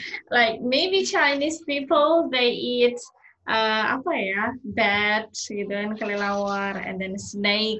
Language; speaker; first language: English; non-native, fluent; Indonesian